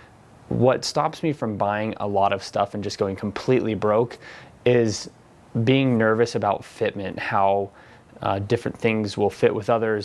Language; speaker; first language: English; native; English